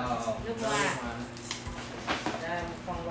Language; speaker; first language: Vietnamese; native; Vietnamese